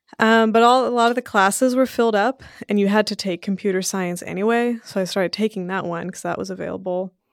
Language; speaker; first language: English; early bilingual, other home language; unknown